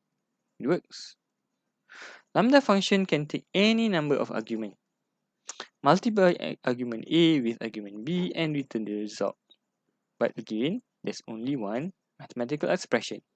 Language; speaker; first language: English; non-native, local second language; Malay